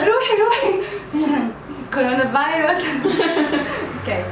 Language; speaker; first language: Arabic; native; Arabic